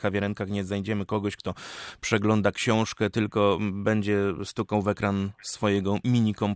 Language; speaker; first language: Polish; native; Polish